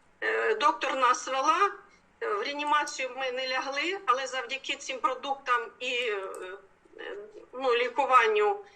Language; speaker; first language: Ukrainian; native; Ukrainian